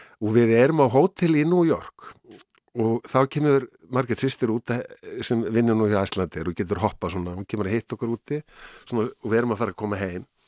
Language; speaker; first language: Icelandic; native; Icelandic